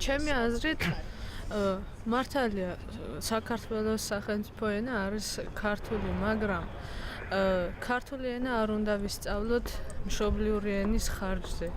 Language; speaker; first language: Georgian; non-native, local second language; Armenian